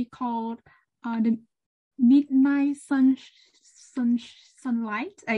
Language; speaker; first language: English; non-native, learner; Vietnamese